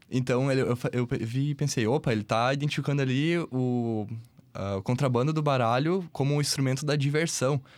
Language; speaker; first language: Portuguese; native; Portuguese